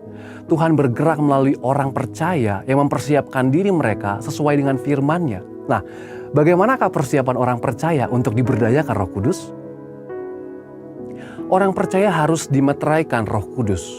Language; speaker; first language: Indonesian; native; Indonesian